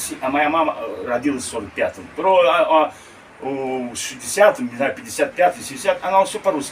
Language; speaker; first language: Russian; early bilingual, heritage; Russian